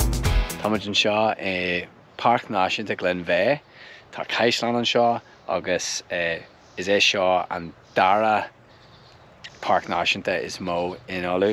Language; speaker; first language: Irish; non-native, local second language; English